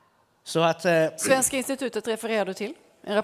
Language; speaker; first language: Swedish; native; Swedish